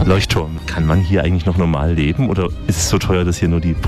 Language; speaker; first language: German; native; German